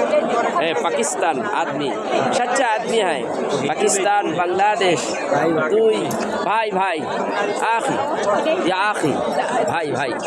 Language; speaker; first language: Hindi; non-native, learner; Bangla